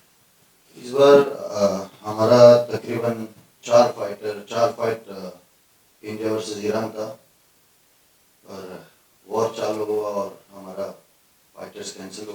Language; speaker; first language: Hindi; non-native, fluent; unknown